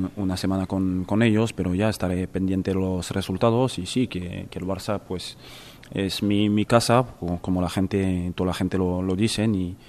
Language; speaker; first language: Spanish; non-native, fluent; French